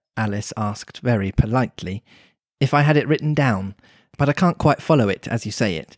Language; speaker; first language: English; native; English